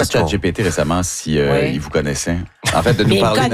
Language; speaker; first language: French; native; French